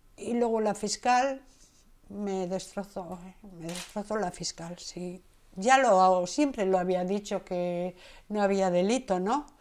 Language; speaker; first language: Spanish; native; Spanish